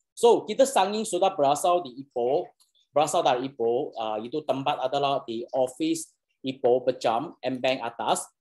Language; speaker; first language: Malay; non-native, local second language; Chinese